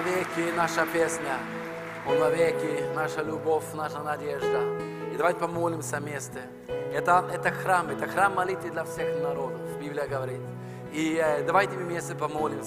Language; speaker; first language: Russian; non-native, fluent; Norwegian